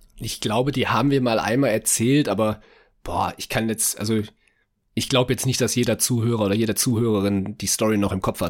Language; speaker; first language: German; native; German